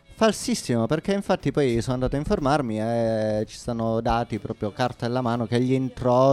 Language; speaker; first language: Italian; native; Italian